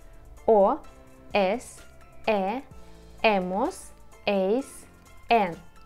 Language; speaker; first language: Spanish; non-native, fluent; Russian